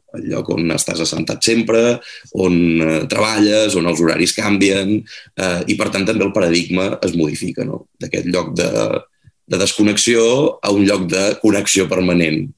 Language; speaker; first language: Catalan; native; Catalan